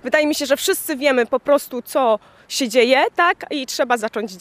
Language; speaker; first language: Polish; native; Polish